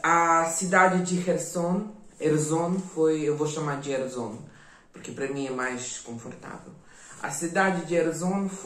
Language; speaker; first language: Portuguese; non-native, fluent; Ukrainian